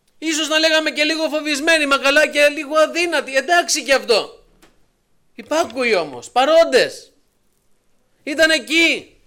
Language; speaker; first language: Greek; native; Greek